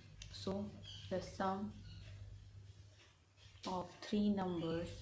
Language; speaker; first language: English; non-native, local second language; Hindi